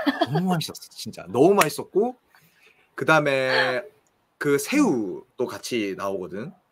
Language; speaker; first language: Korean; native; Korean